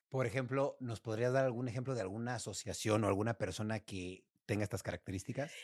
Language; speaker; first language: Spanish; native; Spanish